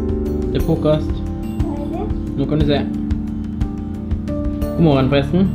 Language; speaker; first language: Norwegian; native; Norwegian